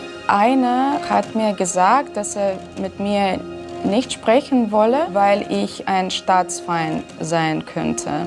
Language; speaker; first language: German; non-native, fluent; Russian